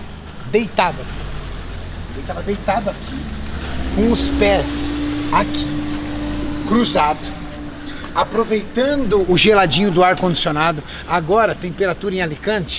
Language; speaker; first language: Portuguese; native; Portuguese